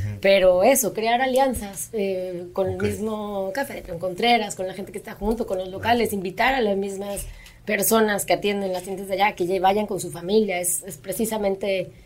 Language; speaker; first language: Spanish; native; Spanish